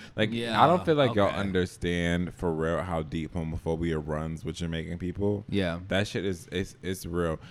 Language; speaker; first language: English; native; English